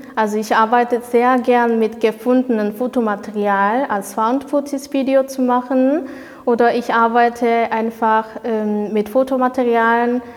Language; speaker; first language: German; non-native, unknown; Korean